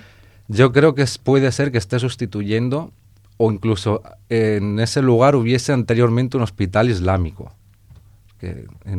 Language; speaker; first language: Spanish; native; Spanish